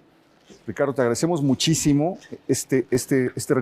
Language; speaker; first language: Spanish; native; Spanish